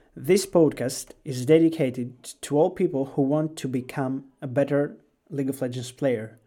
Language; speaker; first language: English; non-native, fluent; Greek